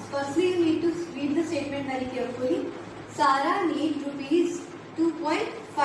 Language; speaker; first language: English; non-native, local second language; Hindi